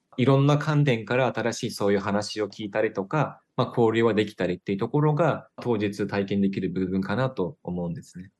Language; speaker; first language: Japanese; non-native, fluent; Turkish